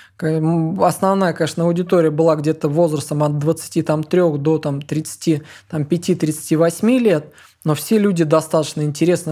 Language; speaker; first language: Russian; native; Russian